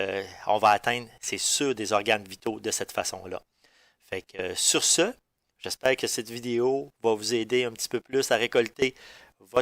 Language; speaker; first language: French; native; French